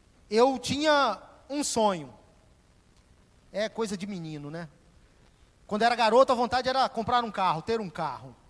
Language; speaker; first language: Portuguese; native; Portuguese